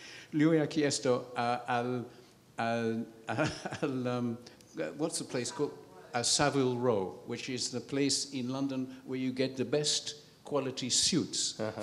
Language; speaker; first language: English; native; English